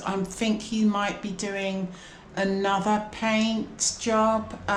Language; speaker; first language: English; native; English